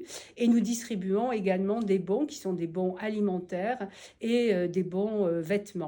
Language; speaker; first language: French; native; French